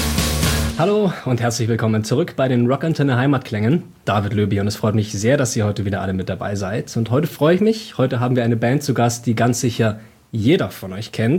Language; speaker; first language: German; native; German